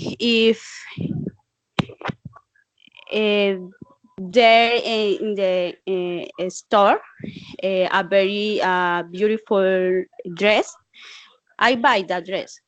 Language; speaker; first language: English; non-native, learner; Spanish